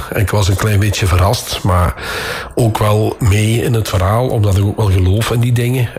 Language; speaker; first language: Dutch; native; Dutch